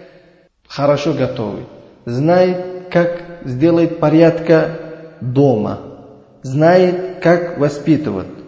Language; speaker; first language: Russian; non-native, learner; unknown